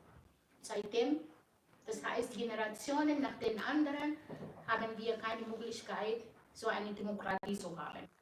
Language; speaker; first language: German; non-native, fluent; Arabic